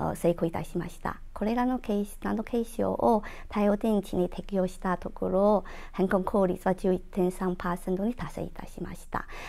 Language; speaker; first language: Japanese; non-native, fluent; Chinese